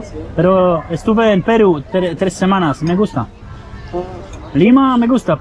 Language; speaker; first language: Spanish; non-native, learner; Polish